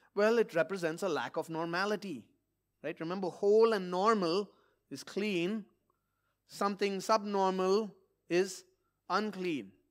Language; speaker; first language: English; non-native, local second language; Malayalam